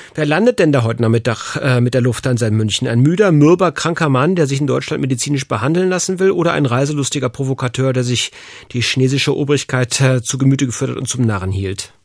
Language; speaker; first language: German; native; German